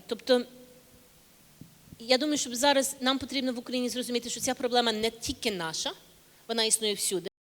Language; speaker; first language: Ukrainian; early bilingual, heritage; English